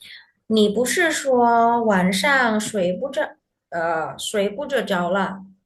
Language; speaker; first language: Chinese; non-native, fluent; Indonesian